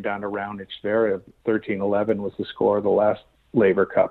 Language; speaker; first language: English; native; English